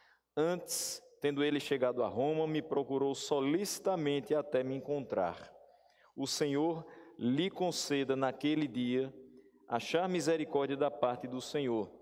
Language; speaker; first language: Portuguese; native; Portuguese